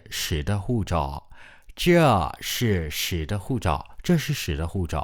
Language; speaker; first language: Chinese; non-native, fluent; Burmese